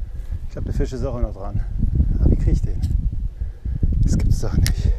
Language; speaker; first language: German; native; German